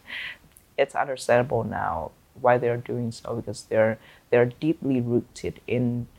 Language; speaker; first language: English; non-native, fluent; Vietnamese